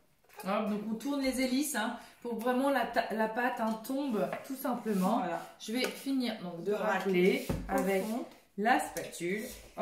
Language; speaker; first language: French; native; French